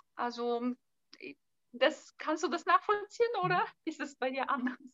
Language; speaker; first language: German; non-native, fluent; Bulgarian